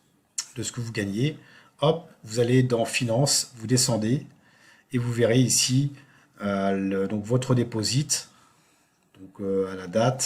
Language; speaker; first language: French; native; French